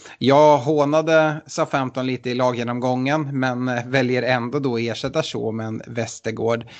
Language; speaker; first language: Swedish; native; Swedish